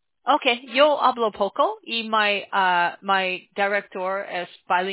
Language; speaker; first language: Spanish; non-native, learner; English